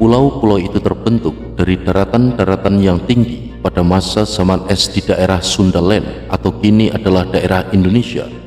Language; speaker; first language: Indonesian; native; Indonesian